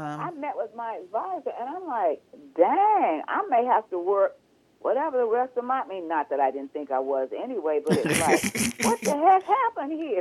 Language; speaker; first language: English; native; English